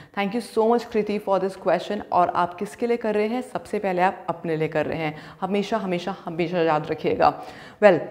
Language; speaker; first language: Hindi; native; Hindi